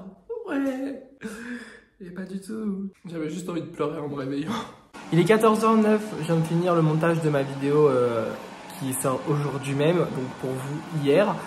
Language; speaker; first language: French; native; French